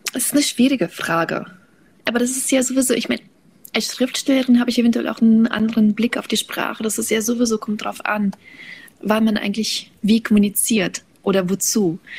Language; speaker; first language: German; early bilingual, other home language; Russian